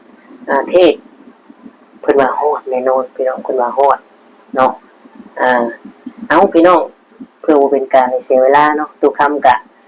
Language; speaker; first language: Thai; non-native, local second language; Lao